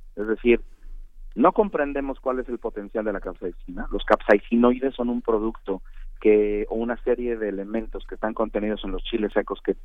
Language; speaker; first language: Spanish; native; Spanish